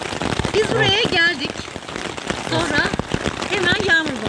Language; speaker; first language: Turkish; native; Turkish